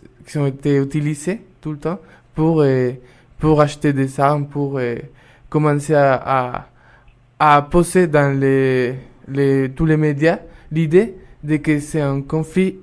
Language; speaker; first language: French; non-native, fluent; Spanish